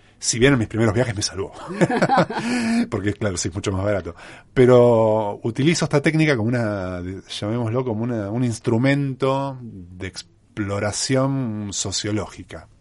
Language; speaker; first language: Spanish; native; Spanish